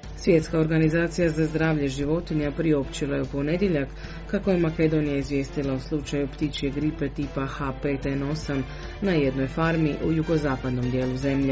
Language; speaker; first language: Croatian; native; Croatian